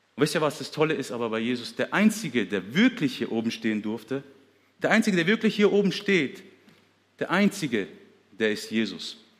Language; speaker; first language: German; early bilingual, other home language; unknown